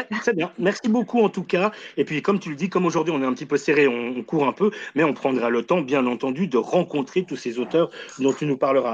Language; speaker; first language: French; native; French